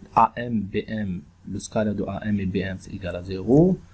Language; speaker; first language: French; non-native, local second language; Arabic